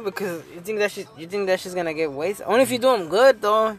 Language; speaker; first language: English; early bilingual, other home language; Spanish